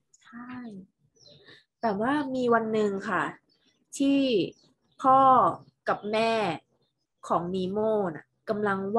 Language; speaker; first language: Thai; native; Thai